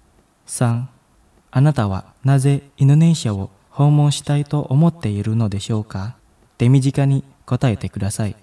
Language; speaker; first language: Japanese; non-native, fluent; Indonesian